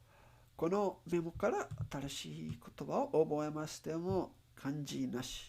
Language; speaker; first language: Japanese; non-native, learner; English